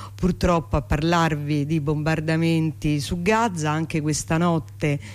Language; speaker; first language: Italian; native; Italian